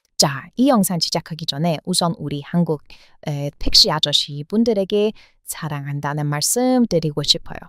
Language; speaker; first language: Korean; non-native, fluent; English